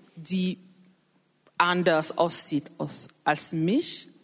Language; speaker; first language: German; non-native, fluent; French